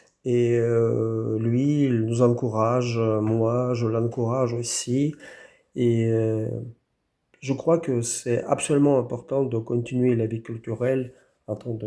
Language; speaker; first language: French; non-native, fluent; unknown